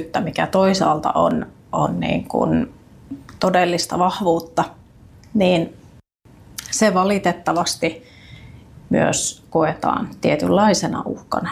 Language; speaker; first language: Finnish; native; Finnish